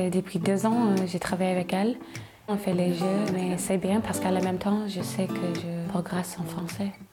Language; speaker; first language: French; non-native, learner; English